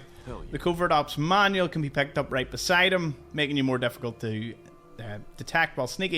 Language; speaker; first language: English; native; English